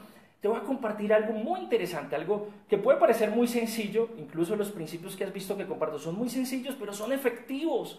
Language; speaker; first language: Spanish; native; Spanish